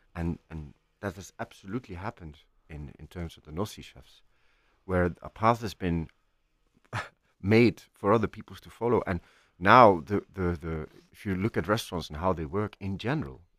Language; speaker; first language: English; non-native, fluent; Icelandic